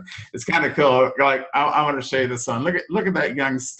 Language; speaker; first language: English; native; English